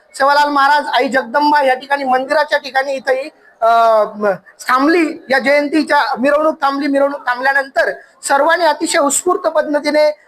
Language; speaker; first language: Marathi; non-native, local second language; Lambadi